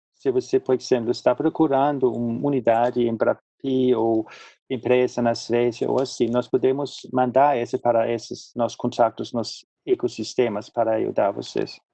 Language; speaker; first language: Portuguese; non-native, fluent; Swedish